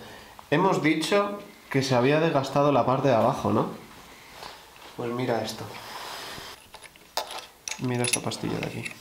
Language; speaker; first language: Spanish; native; Spanish